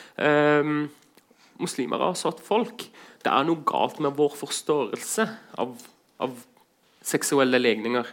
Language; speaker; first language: Norwegian; non-native, fluent; Arabic